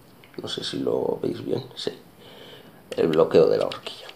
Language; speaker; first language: Spanish; native; Spanish